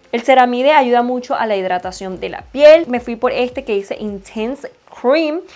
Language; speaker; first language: Spanish; non-native, fluent; Chinese